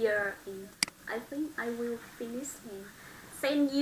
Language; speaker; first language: English; non-native, learner; Vietnamese